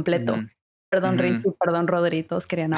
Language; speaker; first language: Spanish; native; Spanish